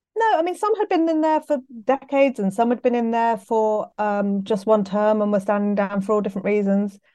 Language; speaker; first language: English; native; English